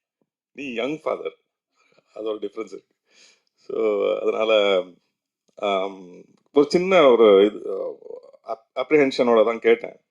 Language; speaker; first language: Tamil; native; Tamil